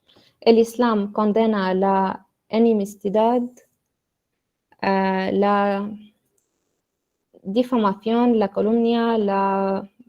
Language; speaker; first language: Spanish; non-native, learner; Arabic